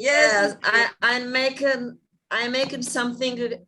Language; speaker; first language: English; non-native, learner; Portuguese